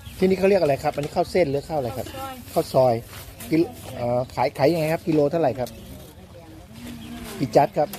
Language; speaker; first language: Thai; native; Thai